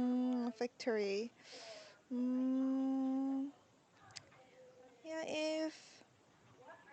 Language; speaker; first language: English; non-native, learner; Korean